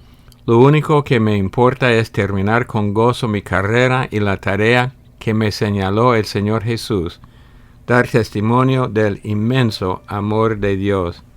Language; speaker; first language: Spanish; native; Spanish